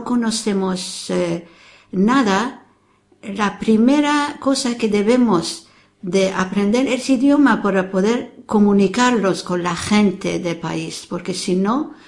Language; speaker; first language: Spanish; non-native, fluent; Persian